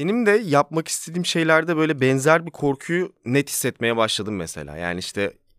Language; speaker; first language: Turkish; native; Turkish